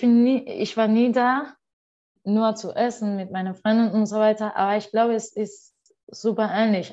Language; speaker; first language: German; non-native, learner; Spanish